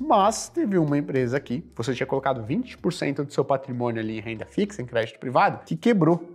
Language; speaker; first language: Portuguese; native; Portuguese